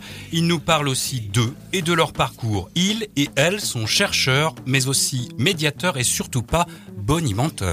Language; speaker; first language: French; native; French